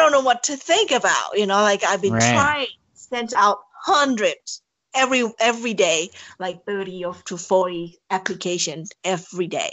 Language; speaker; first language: English; non-native, fluent; Thai